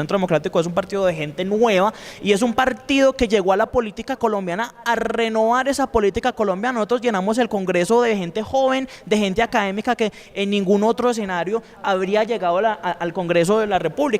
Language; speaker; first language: Spanish; native; Spanish